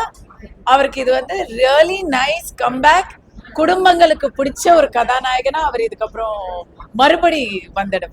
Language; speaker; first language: Tamil; native; Tamil